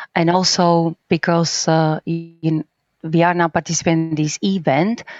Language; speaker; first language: English; non-native, fluent; Slovak